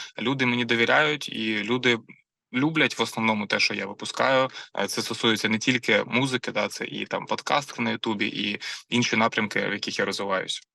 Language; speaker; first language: Ukrainian; non-native, local second language; Russian